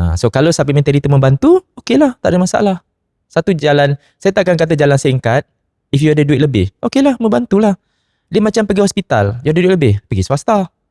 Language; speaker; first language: Malay; native; Malay